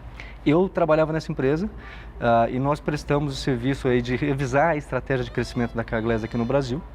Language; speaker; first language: Portuguese; native; Portuguese